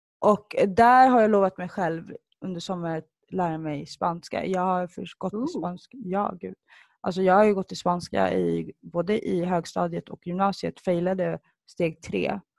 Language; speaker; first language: Swedish; early bilingual, other home language; Somali